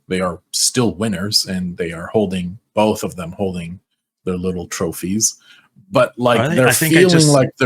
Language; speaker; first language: English; native; English